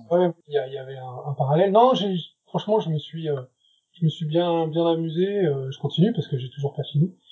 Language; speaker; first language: French; native; French